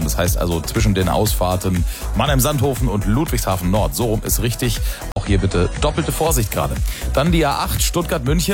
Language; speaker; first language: German; native; German